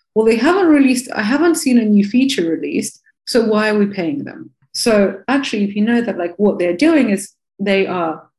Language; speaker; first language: English; non-native, fluent; Russian